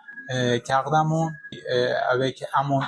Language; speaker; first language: French; non-native, learner; Persian